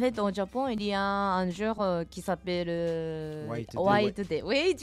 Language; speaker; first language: French; non-native, fluent; Japanese